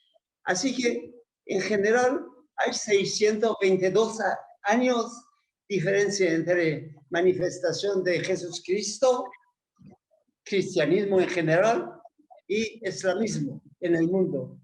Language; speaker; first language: Spanish; non-native, fluent; Persian